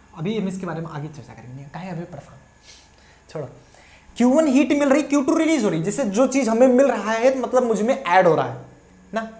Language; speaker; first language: Hindi; native; Hindi